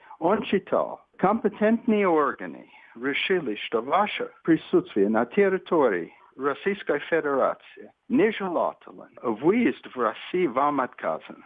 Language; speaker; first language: Russian; non-native, fluent; English